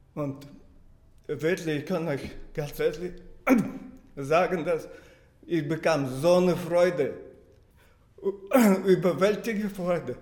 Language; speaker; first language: German; non-native, fluent; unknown